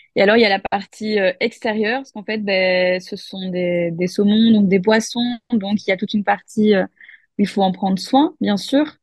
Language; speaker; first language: French; native; French